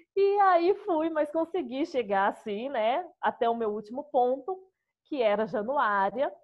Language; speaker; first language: Portuguese; native; Portuguese